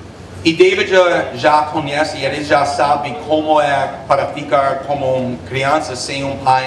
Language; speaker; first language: Portuguese; non-native, fluent; English